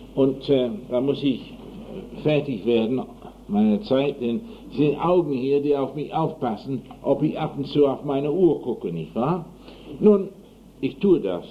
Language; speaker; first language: German; non-native, fluent; English